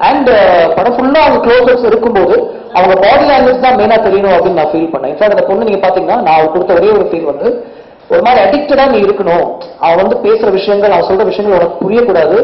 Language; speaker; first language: Tamil; native; Tamil